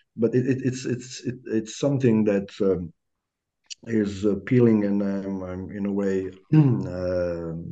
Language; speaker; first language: English; non-native, fluent; Croatian